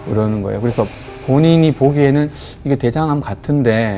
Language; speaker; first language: Korean; native; Korean